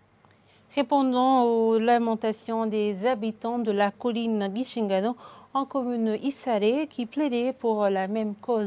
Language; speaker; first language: French; non-native, local second language; Rundi